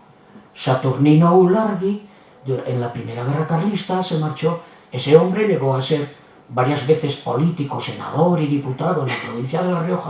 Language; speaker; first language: Spanish; native; Spanish